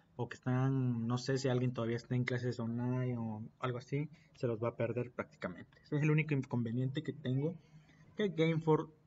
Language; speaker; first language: Spanish; native; Spanish